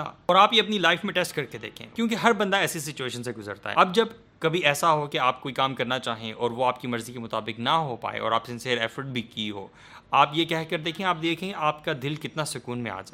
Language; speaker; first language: Urdu; native; Urdu